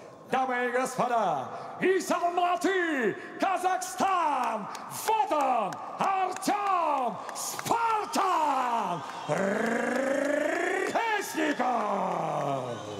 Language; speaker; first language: Russian; native; Russian